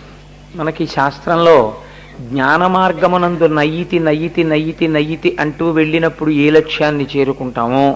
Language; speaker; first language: Telugu; native; Telugu